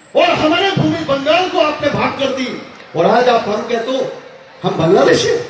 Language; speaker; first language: Hindi; non-native, local second language; Bangla